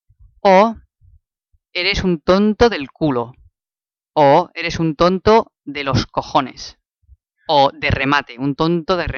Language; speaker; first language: Spanish; native; Spanish